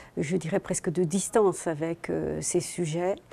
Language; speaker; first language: French; native; French